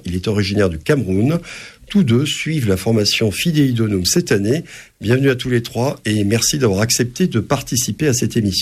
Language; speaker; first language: French; native; French